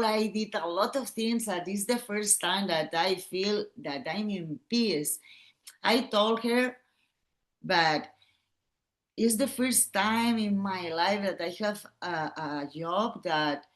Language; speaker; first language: English; non-native, learner; Catalan